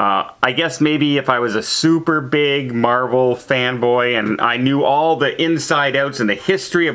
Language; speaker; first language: English; native; English